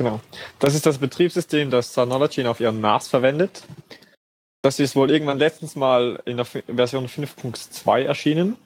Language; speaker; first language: German; native; German